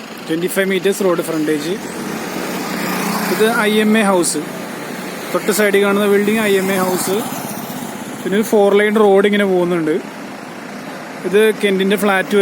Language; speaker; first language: Malayalam; native; Malayalam